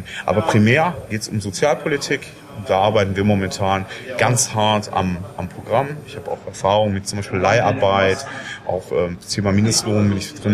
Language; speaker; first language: German; native; German